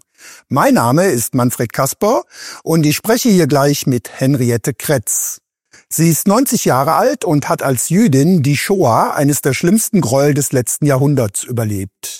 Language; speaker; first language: German; native; German